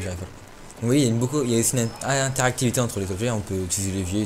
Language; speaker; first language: French; native; French